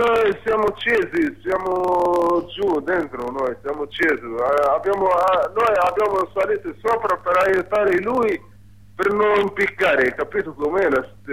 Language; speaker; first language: Italian; non-native, learner; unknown